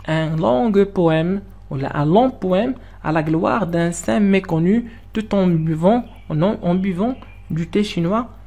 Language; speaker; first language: French; non-native, local second language; Arabic